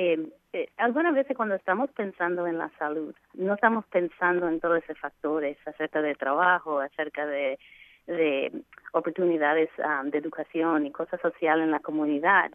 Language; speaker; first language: Spanish; non-native, fluent; English